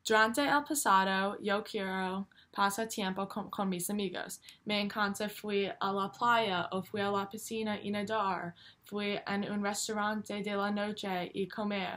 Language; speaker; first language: Spanish; non-native, learner; English